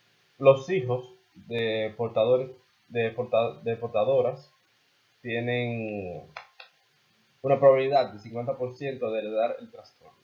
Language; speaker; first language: Spanish; native; Spanish